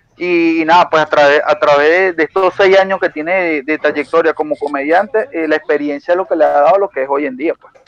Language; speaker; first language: Spanish; native; Spanish